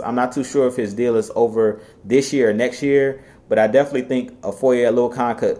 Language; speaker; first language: English; native; English